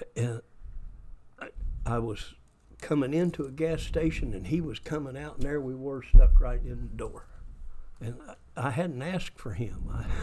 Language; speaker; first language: English; native; English